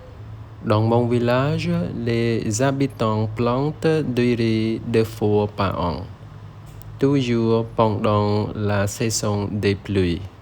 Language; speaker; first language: French; non-native, learner; Khmer